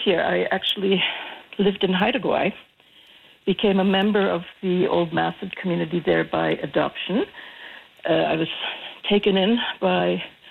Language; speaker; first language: English; non-native, fluent; German